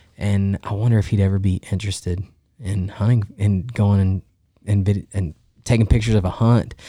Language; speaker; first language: English; native; English